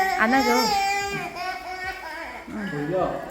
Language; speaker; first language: Korean; non-native, learner; Vietnamese